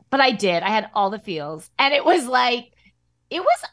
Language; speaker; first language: English; native; English